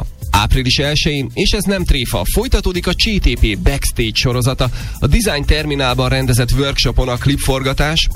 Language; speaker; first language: Hungarian; native; Hungarian